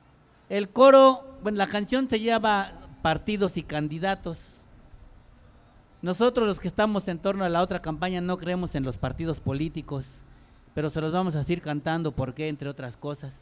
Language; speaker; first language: Spanish; native; Spanish